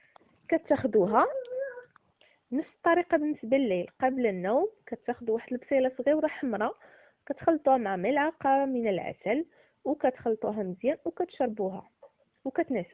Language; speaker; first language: Arabic; native; Arabic